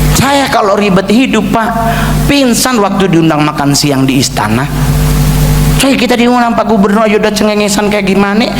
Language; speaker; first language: Indonesian; native; Indonesian